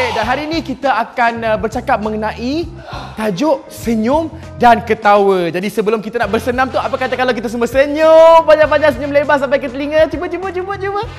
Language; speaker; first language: Malay; native; Malay